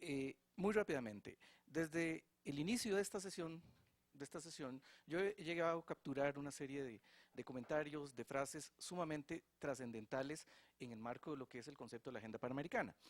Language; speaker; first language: Spanish; native; Spanish